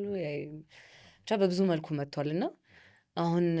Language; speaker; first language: Amharic; native; Amharic